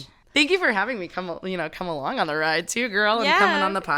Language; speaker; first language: English; native; English